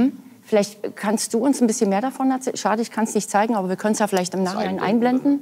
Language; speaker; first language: German; native; German